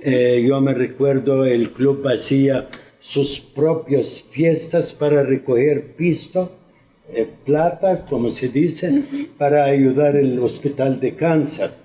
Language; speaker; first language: Spanish; non-native, fluent; Arabic